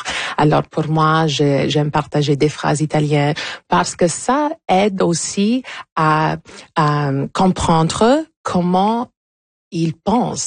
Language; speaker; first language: French; non-native, local second language; English